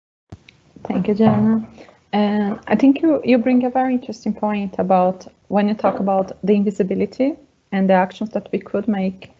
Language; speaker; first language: English; non-native, fluent; Portuguese